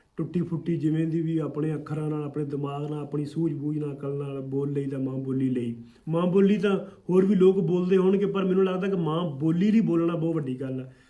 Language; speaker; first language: Punjabi; native; Punjabi